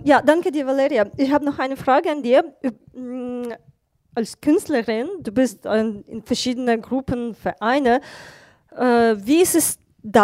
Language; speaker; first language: German; non-native, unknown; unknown